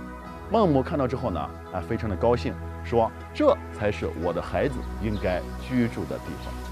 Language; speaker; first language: Chinese; native; Chinese